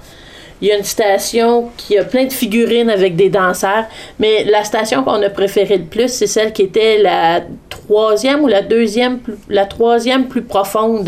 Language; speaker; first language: French; native; French